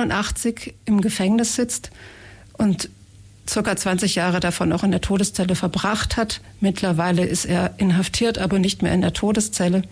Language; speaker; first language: German; native; German